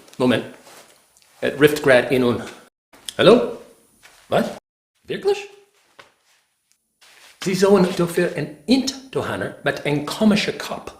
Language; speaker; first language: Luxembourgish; non-native, learner; English